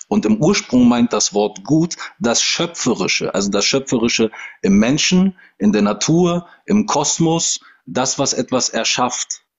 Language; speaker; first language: German; native; German